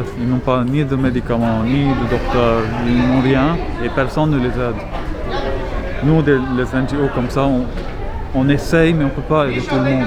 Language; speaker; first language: French; non-native, local second language; Arabic